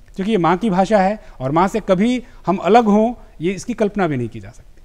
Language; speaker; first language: Hindi; native; Hindi